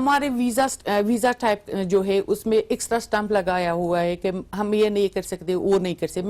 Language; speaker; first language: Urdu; non-native, learner; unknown